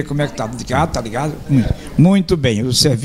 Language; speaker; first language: Portuguese; native; Portuguese